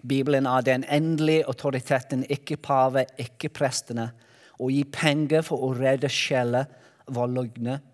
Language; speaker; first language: Norwegian; non-native, learner; Welsh